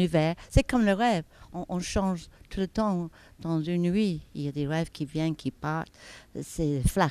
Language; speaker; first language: French; non-native, fluent; English